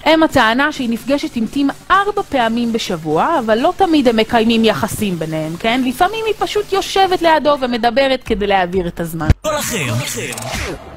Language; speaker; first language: Hebrew; native; Hebrew